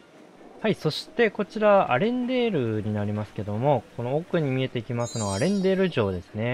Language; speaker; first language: Japanese; native; Japanese